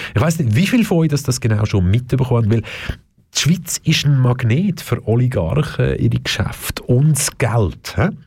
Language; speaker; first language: German; early bilingual, other home language; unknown